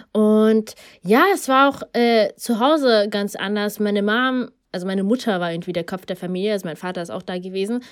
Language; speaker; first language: German; early bilingual, other home language; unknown